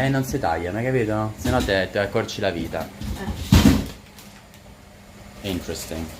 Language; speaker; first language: Italian; native; Italian